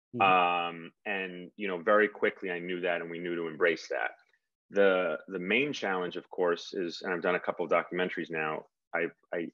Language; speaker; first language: English; native; English